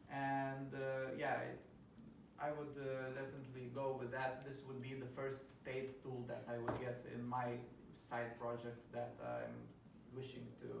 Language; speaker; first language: English; non-native, fluent; Lithuanian